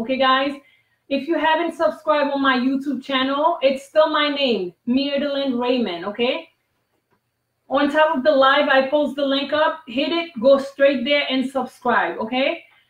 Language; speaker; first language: English; non-native, fluent; Haitian Creole